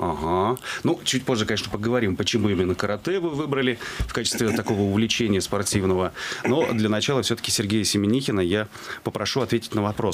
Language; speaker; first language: Russian; native; Russian